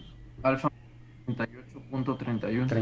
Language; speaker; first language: Spanish; native; Spanish